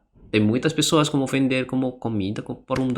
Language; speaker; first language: Portuguese; non-native, learner; Indonesian